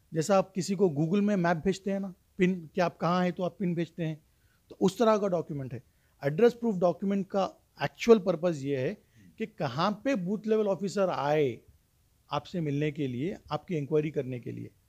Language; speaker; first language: Hindi; non-native, local second language; Urdu